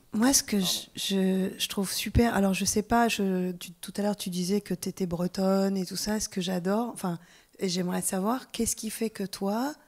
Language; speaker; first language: French; early bilingual, other home language; Persian